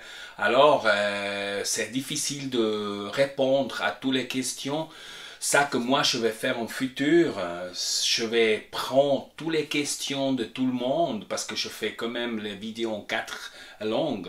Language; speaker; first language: French; non-native, fluent; Spanish